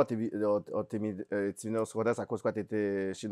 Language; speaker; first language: French; native; French